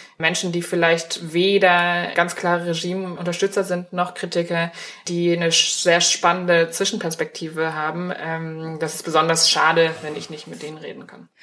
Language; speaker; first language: German; early bilingual, other home language; Chinese